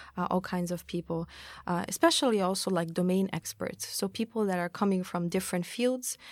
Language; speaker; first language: English; non-native, fluent; German